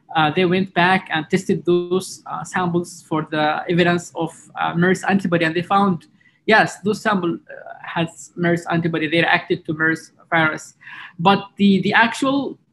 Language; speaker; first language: English; non-native, fluent; Arabic